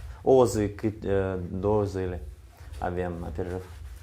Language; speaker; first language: Romanian; non-native, learner; Ukrainian